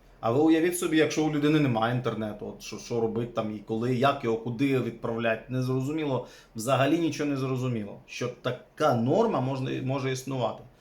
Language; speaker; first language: Ukrainian; native; Ukrainian